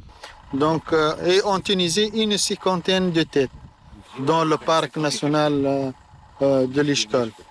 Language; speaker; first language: French; non-native, local second language; Arabic